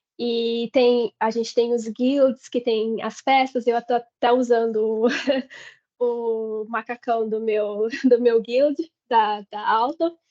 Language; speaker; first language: Portuguese; native; Portuguese